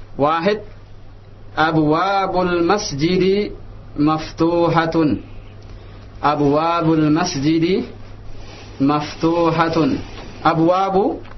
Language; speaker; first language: Arabic; non-native, fluent; Indonesian